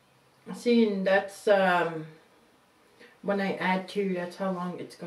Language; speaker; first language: English; native; English